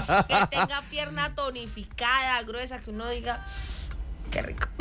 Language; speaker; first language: Spanish; native; Spanish